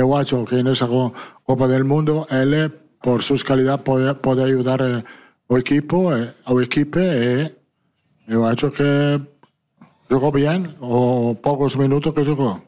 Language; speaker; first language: Portuguese; non-native, learner; Italian